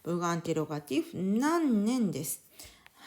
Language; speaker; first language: Japanese; native; Japanese